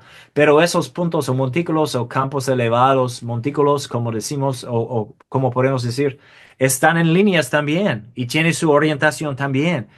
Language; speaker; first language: Spanish; non-native, fluent; English